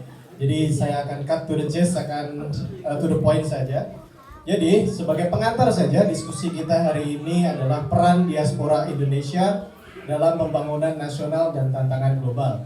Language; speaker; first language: Indonesian; native; Indonesian